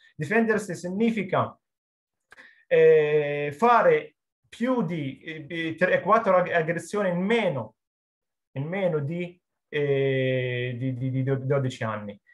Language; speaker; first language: Italian; non-native, fluent; Arabic